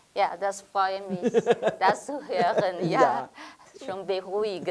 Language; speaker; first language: German; non-native, fluent; Chinese